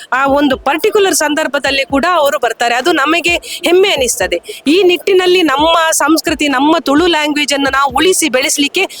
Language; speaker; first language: Kannada; non-native, local second language; Tulu